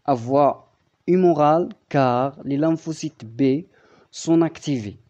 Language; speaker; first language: French; non-native, local second language; Arabic